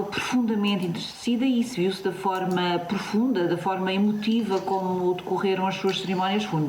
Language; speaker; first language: Portuguese; native; Portuguese